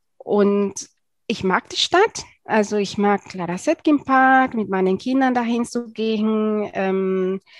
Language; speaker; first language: German; non-native, fluent; Spanish